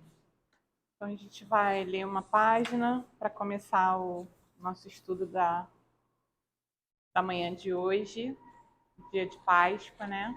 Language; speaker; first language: Portuguese; native; Portuguese